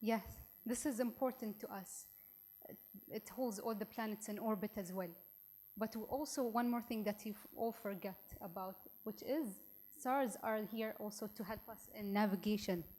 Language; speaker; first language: English; non-native, local second language; Arabic